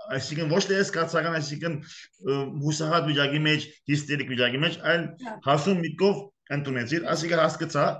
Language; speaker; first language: Armenian; early bilingual, heritage; Armenian